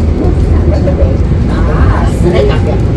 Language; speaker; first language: Italian; non-native, learner; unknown